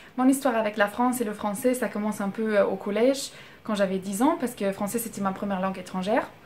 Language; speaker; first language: French; non-native, fluent; German